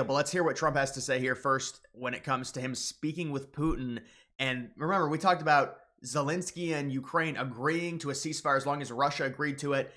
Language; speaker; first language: English; native; English